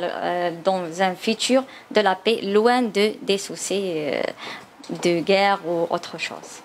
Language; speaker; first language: French; non-native, learner; Chinese